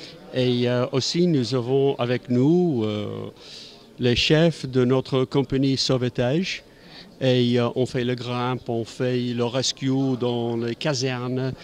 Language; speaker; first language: French; non-native, learner; English